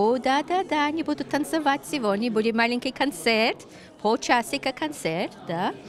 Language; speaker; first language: Russian; early bilingual, heritage; Russian